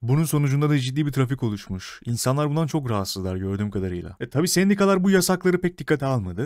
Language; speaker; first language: Turkish; native; Turkish